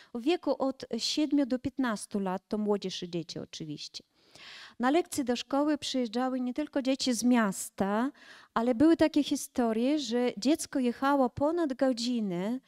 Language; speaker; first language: Polish; early bilingual, heritage; Polish